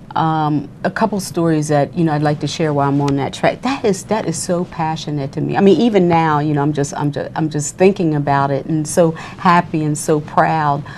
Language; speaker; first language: English; native; English